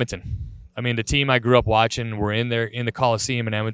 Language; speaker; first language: English; native; English